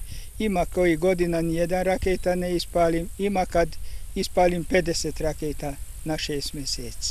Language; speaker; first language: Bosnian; non-native, local second language; Hungarian